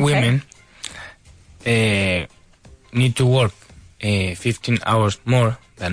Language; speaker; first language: English; non-native, learner; Spanish